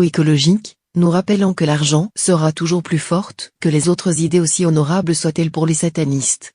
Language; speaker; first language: French; native; French